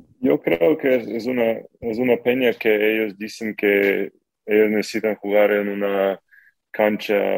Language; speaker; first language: Spanish; non-native, fluent; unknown